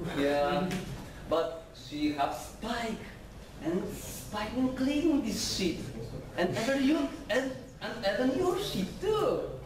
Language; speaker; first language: English; non-native, learner; Polish